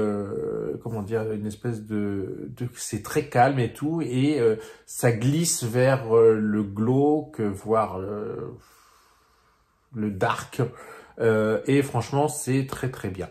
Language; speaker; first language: French; native; French